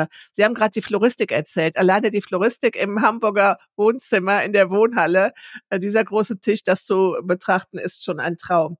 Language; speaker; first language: German; native; German